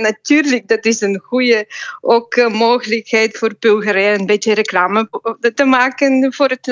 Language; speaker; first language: Dutch; non-native, fluent; Bulgarian